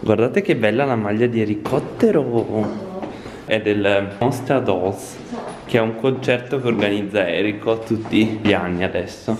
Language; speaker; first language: Italian; native; Italian